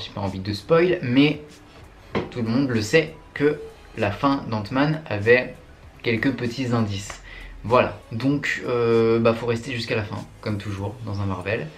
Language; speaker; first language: French; native; French